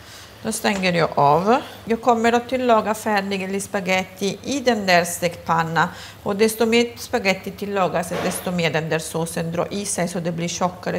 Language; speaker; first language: Swedish; non-native, fluent; Italian